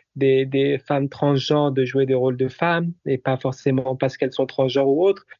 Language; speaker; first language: French; early bilingual, other home language; Italian